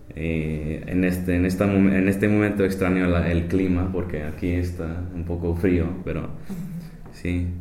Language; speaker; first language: Spanish; non-native, fluent; English